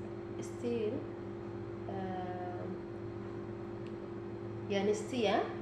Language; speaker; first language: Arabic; non-native, learner; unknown